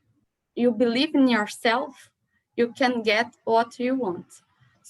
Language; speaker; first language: English; non-native, learner; Portuguese